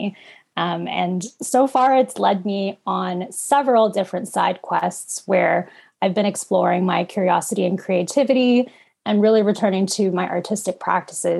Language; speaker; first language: English; native; English